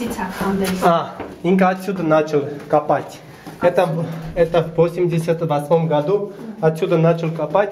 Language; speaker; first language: Russian; non-native, local second language; Armenian